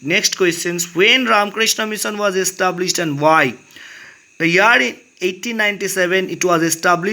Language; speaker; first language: English; non-native, local second language; Bangla